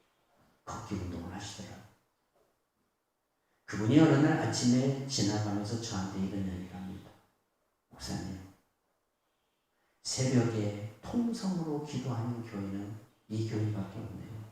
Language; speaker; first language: Korean; native; Korean